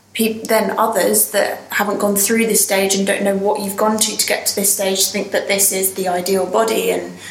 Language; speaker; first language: English; native; English